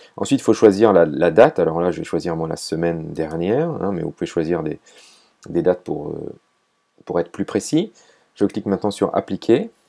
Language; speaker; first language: French; native; French